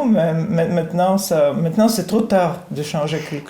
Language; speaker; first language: French; non-native, fluent; Russian